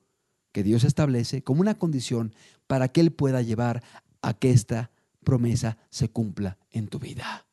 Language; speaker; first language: Spanish; native; Spanish